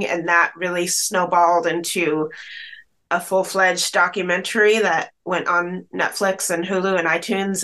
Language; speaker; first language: English; native; English